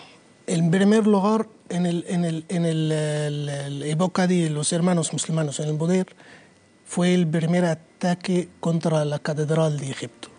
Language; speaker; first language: Spanish; non-native, learner; Arabic